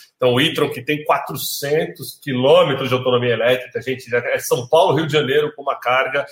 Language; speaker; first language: Portuguese; native; Portuguese